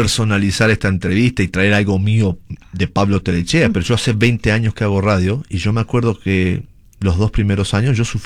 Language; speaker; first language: Spanish; native; Spanish